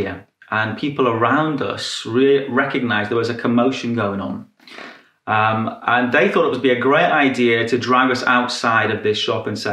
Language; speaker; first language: English; native; English